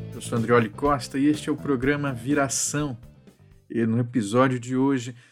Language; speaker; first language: Portuguese; native; Portuguese